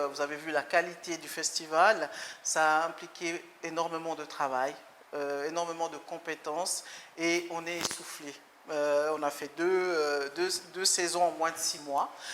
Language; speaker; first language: French; early bilingual, other home language; Lingala